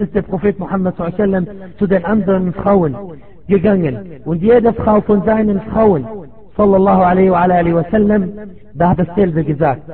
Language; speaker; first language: German; non-native, fluent; Arabic